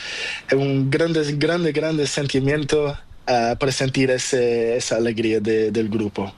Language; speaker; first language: Spanish; non-native, learner; Portuguese